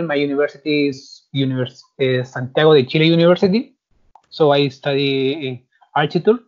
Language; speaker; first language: English; non-native, learner; Spanish